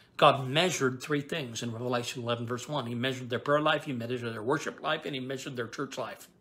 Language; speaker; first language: English; native; English